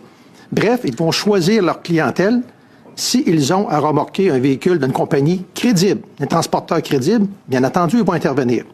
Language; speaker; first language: French; native; French